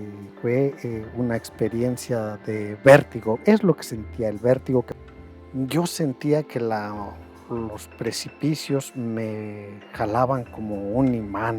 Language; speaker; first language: Spanish; native; Spanish